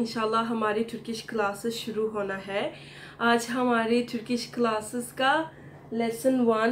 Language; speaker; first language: Hindi; non-native, fluent; Turkish